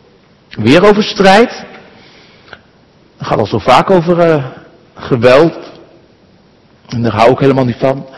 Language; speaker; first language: Dutch; native; Dutch